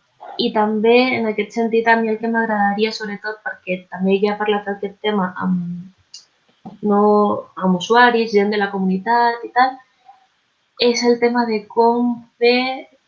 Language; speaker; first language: Catalan; non-native, local second language; Spanish